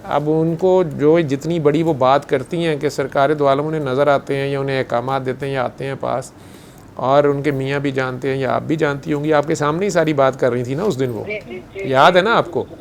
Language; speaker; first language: Urdu; non-native, local second language; Punjabi